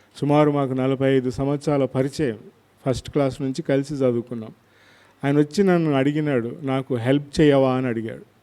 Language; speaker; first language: Telugu; non-native, local second language; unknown